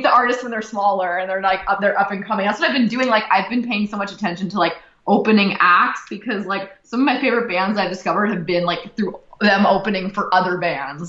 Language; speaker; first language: English; native; English